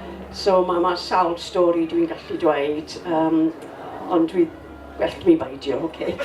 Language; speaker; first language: Welsh; non-native, local second language; English